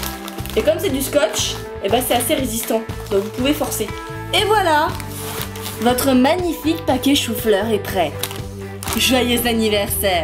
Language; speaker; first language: French; native; French